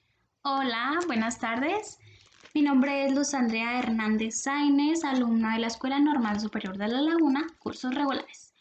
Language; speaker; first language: Spanish; native; Spanish